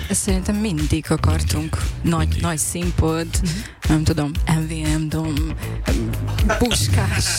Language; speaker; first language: Hungarian; non-native, learner; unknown